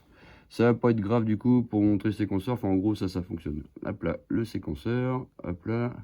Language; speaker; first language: French; native; French